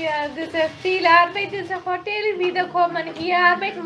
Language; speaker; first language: German; non-native, learner; Tamil